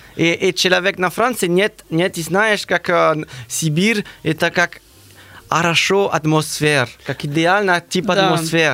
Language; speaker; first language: Russian; non-native, learner; French